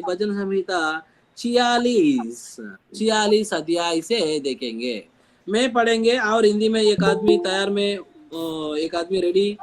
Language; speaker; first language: Hindi; non-native, local second language; Telugu